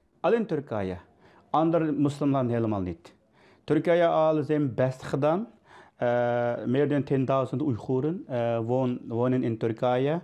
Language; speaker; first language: Dutch; non-native, learner; Uyghur